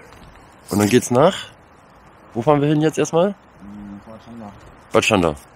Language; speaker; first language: German; native; German